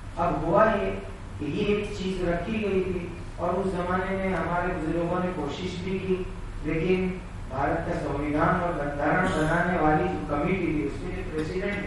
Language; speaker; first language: Urdu; native; Urdu